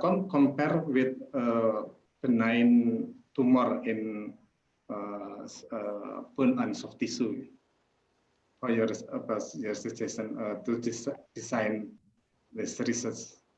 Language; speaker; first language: English; non-native, learner; Indonesian